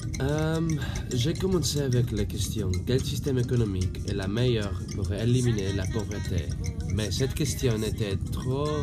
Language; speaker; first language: French; non-native, learner; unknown